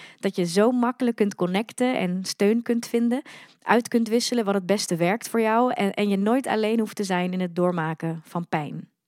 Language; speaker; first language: Dutch; early bilingual, other home language; Arabic